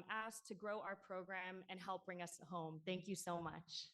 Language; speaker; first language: English; non-native, local second language; Cantonese